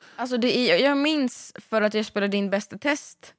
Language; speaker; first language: Swedish; native; Swedish